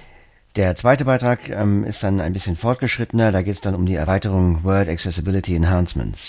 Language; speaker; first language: German; native; German